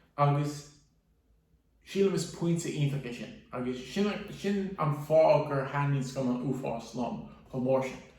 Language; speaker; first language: Irish; native; Irish